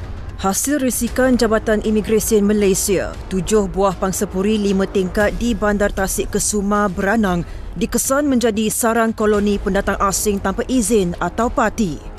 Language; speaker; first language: Malay; native; Malay